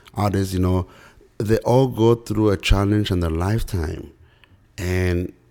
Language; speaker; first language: English; early bilingual, other home language; Spanish